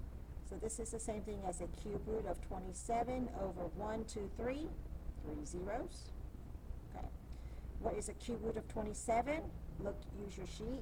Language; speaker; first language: English; native; English